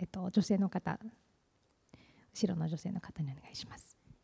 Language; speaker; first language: Japanese; native; Japanese